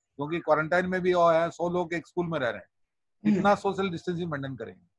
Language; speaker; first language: Hindi; non-native, local second language; Odia